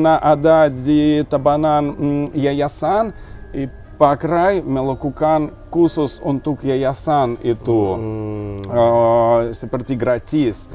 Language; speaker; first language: Indonesian; non-native, learner; Russian